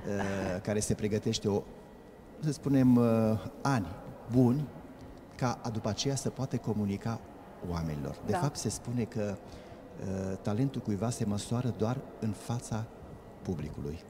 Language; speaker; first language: Romanian; native; Romanian